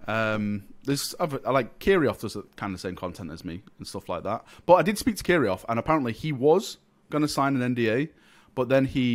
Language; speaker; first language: English; native; English